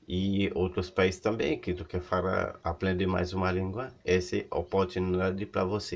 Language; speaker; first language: Portuguese; non-native, learner; Haitian Creole